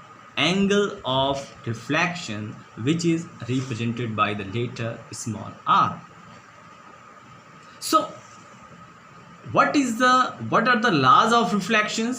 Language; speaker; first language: English; non-native, local second language; Hindi